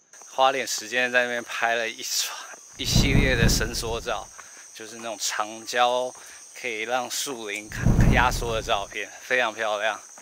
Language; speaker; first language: Chinese; native; Chinese